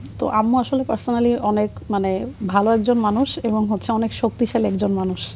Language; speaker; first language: Bangla; native; Bangla